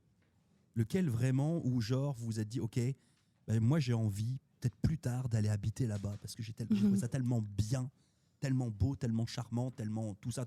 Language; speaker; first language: French; native; French